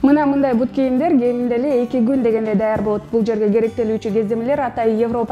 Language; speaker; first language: Kyrgyz; native; Kyrgyz